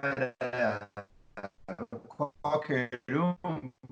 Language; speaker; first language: Portuguese; non-native, fluent; English